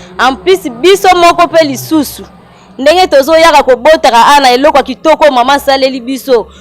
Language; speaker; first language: Lingala; non-native, local second language; Kongo